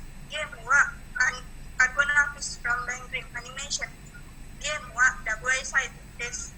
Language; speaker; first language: Japanese; non-native, learner; Indonesian